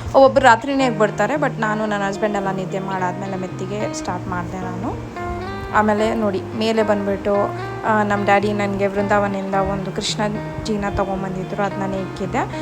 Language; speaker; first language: Kannada; non-native, local second language; Malayalam